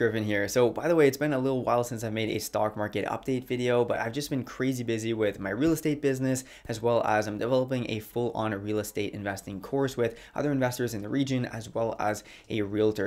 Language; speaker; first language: English; native; English